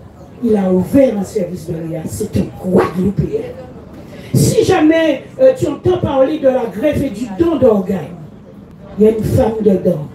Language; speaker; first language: French; native; French